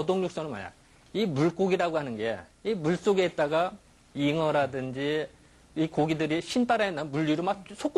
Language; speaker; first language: Korean; native; Korean